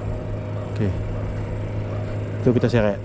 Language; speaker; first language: Malay; native; Malay